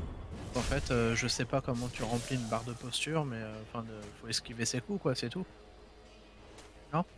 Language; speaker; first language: French; native; French